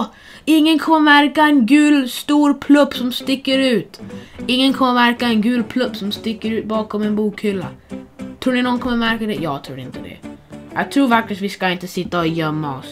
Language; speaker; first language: Swedish; non-native, fluent; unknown